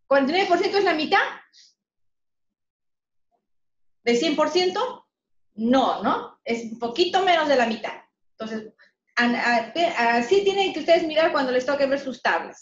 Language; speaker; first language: Spanish; native; Spanish